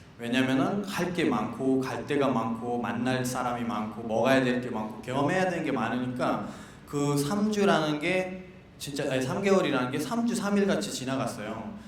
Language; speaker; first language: Korean; non-native, fluent; Nepali